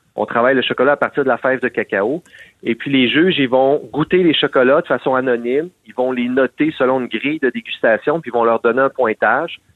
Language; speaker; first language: French; native; French